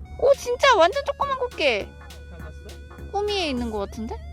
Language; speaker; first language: Korean; native; Korean